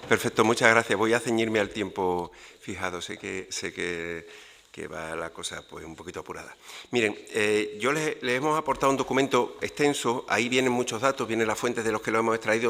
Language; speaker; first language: Spanish; native; Spanish